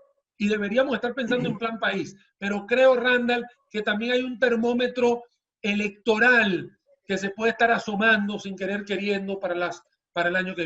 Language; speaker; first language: Spanish; native; Spanish